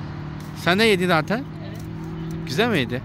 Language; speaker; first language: Turkish; non-native, learner; Chinese